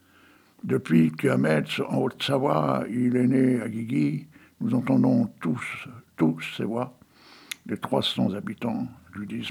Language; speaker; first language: French; native; French